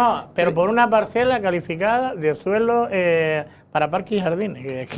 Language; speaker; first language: Spanish; native; Spanish